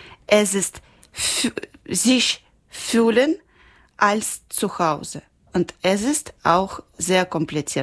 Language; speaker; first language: German; non-native, learner; Ukrainian